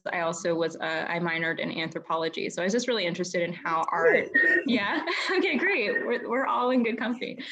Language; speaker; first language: English; native; English